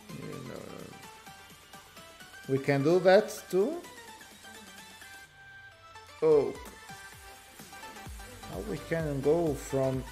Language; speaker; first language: English; non-native, learner; Portuguese